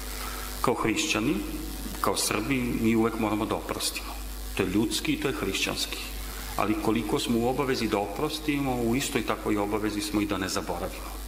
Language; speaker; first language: Serbian; native; Serbian